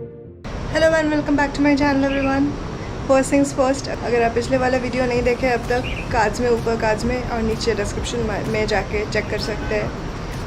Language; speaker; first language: Hindi; non-native, local second language; Bangla